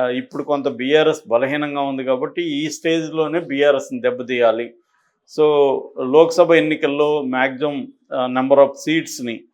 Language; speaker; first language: Telugu; native; Telugu